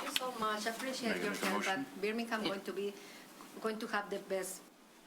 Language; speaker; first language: English; non-native, learner; Spanish